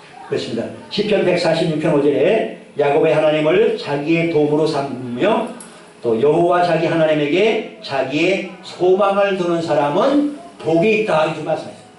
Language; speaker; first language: Korean; native; Korean